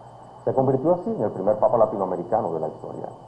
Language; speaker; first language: Spanish; native; Spanish